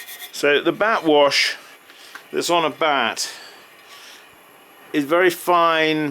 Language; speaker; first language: English; native; English